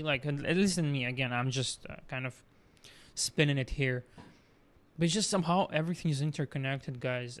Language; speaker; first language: English; non-native, fluent; Russian